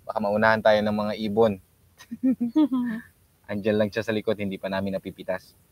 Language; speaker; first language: Filipino; native; Filipino